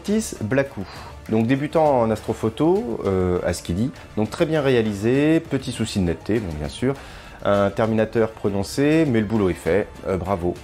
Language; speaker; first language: French; native; French